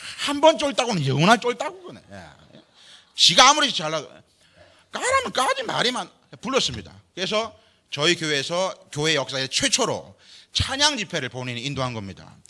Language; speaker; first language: Korean; native; Korean